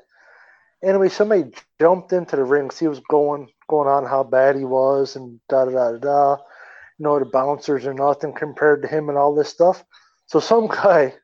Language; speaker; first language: English; native; English